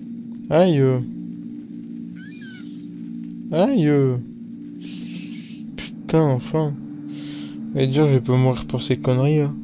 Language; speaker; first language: French; native; French